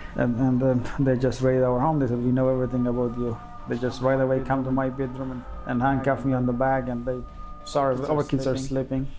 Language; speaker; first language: English; non-native, fluent; Persian